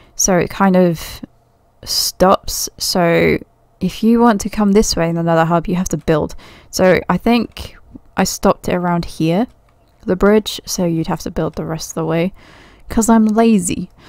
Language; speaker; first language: English; native; English